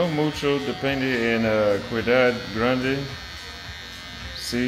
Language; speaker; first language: Spanish; non-native, learner; English